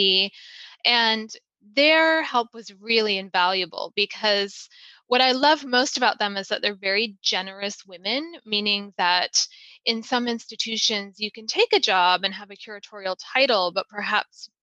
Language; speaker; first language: English; native; English